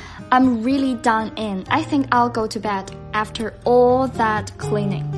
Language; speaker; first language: English; non-native, fluent; Chinese